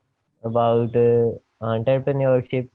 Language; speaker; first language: English; non-native, learner; Urdu